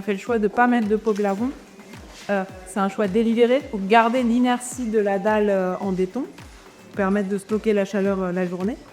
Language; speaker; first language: French; native; French